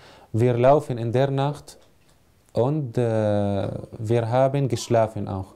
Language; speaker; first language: German; non-native, learner; Arabic